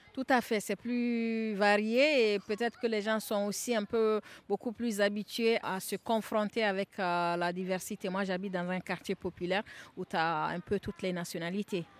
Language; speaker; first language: French; non-native, local second language; Bambara